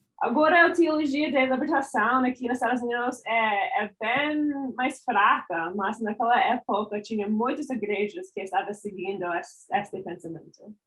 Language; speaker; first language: Portuguese; non-native, fluent; English